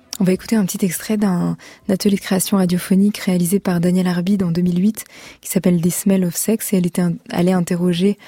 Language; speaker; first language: French; native; French